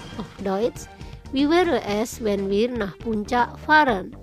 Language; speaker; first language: German; non-native, fluent; Indonesian